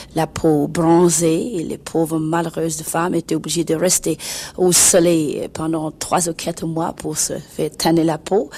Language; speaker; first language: French; non-native, fluent; English